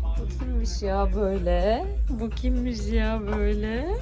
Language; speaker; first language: Turkish; native; Turkish